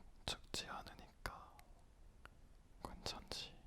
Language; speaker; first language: Korean; non-native, fluent; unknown